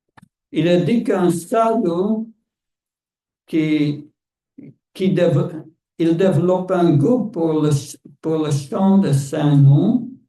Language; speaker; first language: French; non-native, fluent; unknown